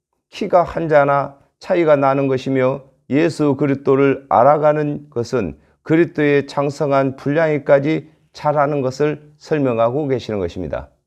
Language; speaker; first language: Korean; native; Korean